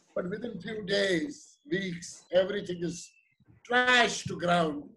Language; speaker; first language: English; non-native, local second language; Kashmiri